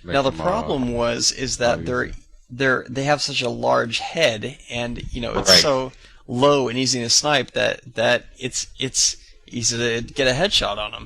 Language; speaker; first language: English; native; English